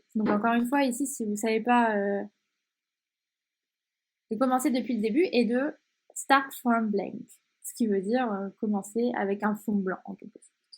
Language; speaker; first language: French; native; French